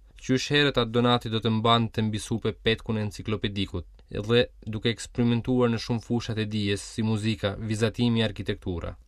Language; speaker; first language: Albanian; native; Albanian